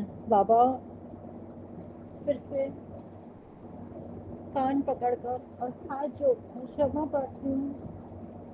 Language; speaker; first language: Hindi; native; Hindi